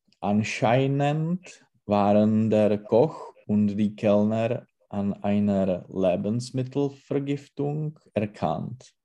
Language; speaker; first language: German; non-native, learner; Czech